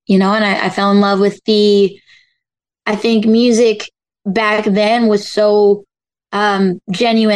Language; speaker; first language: English; native; English